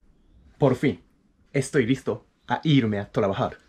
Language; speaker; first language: Spanish; non-native, learner; Japanese